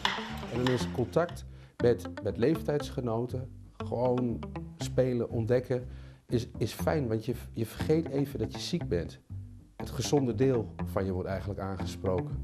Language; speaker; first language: Dutch; native; Dutch